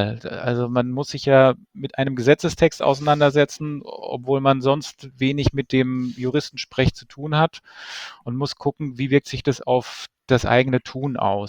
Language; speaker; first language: German; native; German